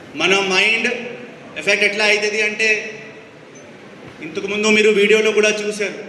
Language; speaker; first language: Telugu; non-native, fluent; Hindi